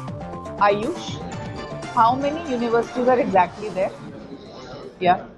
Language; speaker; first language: English; non-native, local second language; Hindi